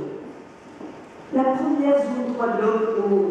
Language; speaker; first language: French; native; French